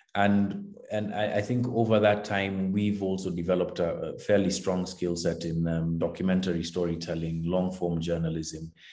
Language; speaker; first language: English; non-native, local second language; Kikuyu